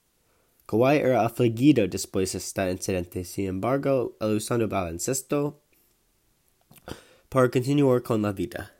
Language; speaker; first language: Spanish; non-native, learner; English